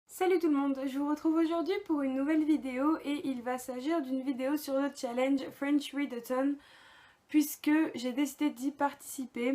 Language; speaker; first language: French; native; French